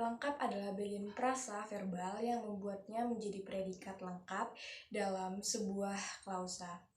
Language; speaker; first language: Indonesian; native; Indonesian